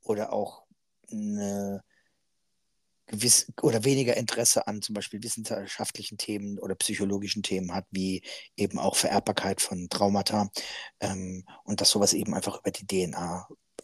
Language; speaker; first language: German; native; German